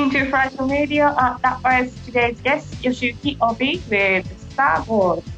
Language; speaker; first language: English; non-native, fluent; Japanese